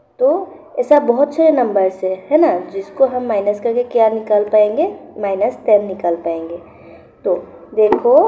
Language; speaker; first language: Hindi; non-native, local second language; Assamese